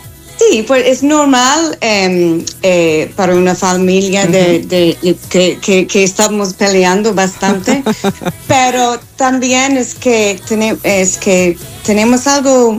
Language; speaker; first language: Spanish; non-native, fluent; English